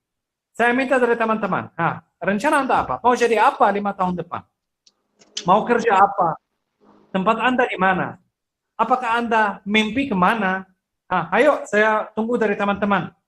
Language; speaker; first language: Indonesian; non-native, fluent; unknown